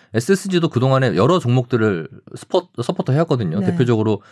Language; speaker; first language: Korean; native; Korean